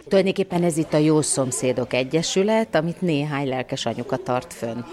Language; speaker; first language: Hungarian; native; Hungarian